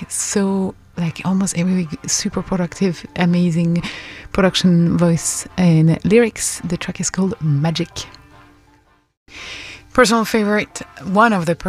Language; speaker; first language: English; non-native, fluent; French